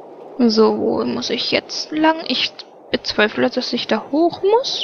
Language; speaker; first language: German; native; German